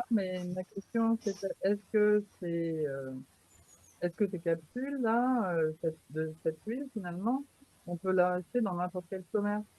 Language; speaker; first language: French; native; French